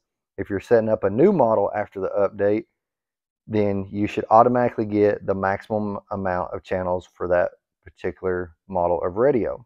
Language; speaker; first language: English; native; English